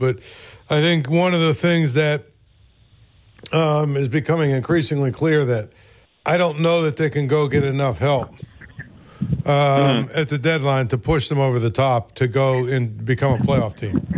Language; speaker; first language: English; native; English